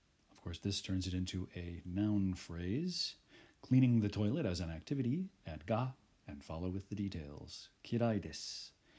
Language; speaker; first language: English; native; English